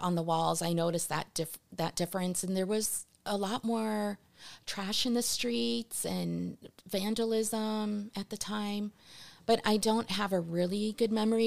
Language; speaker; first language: English; early bilingual, other home language; Portuguese